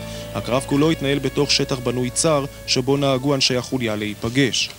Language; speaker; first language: Hebrew; native; Hebrew